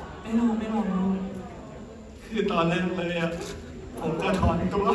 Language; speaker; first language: Thai; native; Thai